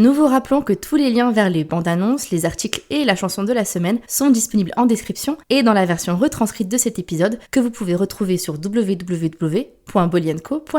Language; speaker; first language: French; native; French